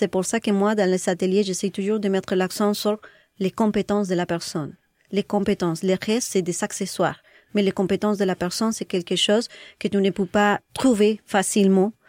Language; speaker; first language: French; non-native, fluent; Spanish